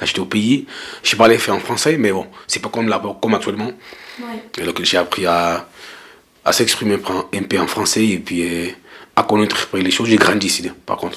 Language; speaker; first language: French; non-native, local second language; Lingala